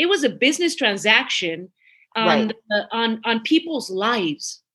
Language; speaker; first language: English; early bilingual, other home language; Spanish